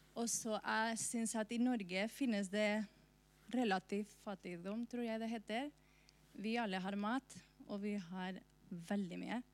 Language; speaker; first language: Norwegian; non-native, fluent; Spanish